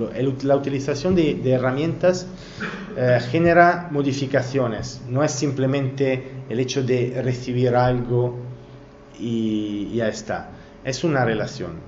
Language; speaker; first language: Spanish; non-native, learner; Italian